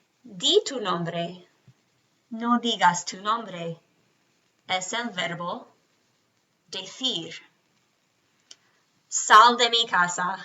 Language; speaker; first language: Spanish; non-native, fluent; English